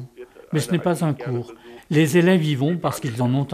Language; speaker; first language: French; non-native, fluent; German